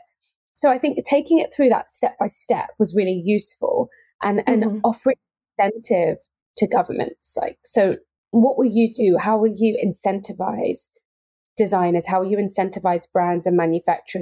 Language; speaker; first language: English; native; English